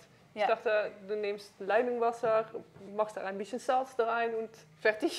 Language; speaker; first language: German; non-native, learner; Dutch